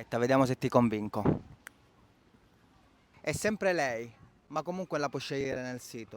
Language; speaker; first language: Italian; native; Italian